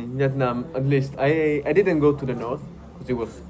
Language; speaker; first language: English; non-native, fluent; Italian